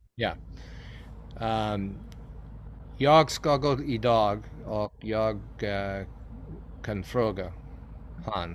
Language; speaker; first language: Swedish; non-native, learner; English